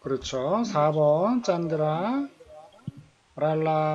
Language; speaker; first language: Korean; native; Korean